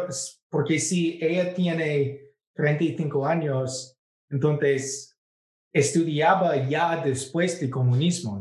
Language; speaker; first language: Spanish; non-native, fluent; English